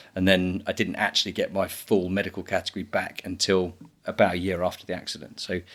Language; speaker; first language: English; native; English